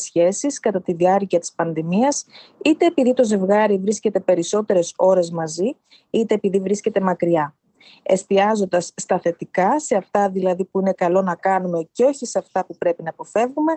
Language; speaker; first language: Greek; native; Greek